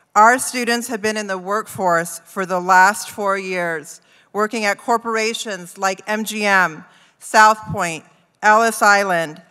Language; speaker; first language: English; early bilingual, other home language; Spanish